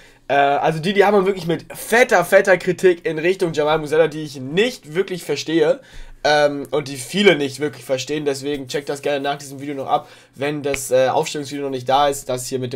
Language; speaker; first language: German; native; German